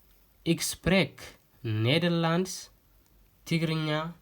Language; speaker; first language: Dutch; non-native, fluent; Tigrinya